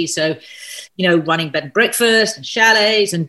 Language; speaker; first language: English; native; English